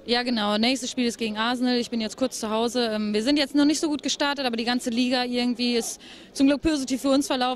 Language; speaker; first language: German; native; German